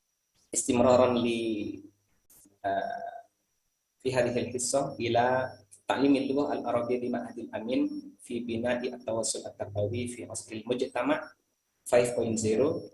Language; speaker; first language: Arabic; non-native, fluent; Indonesian